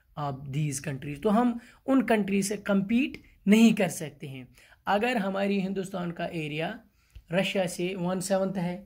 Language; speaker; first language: Hindi; non-native, local second language; Kashmiri